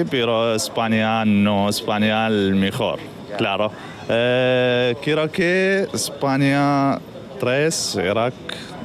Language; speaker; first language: Spanish; non-native, learner; Arabic